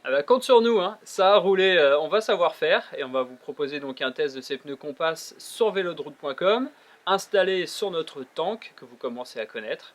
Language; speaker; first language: French; native; French